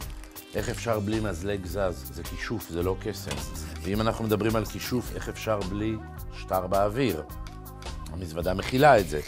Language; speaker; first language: Hebrew; native; Hebrew